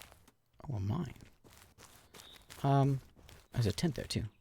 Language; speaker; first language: English; native; English